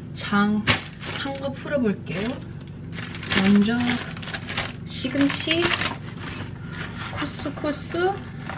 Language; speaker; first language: Korean; early bilingual, heritage; English